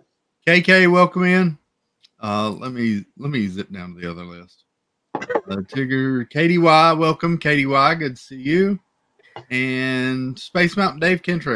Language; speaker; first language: English; native; English